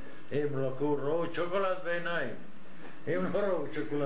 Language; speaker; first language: Hebrew; non-native, fluent; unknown